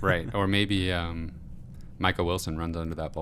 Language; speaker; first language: English; native; English